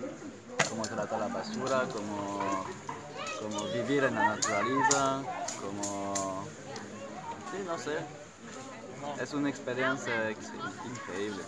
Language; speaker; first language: Spanish; non-native, learner; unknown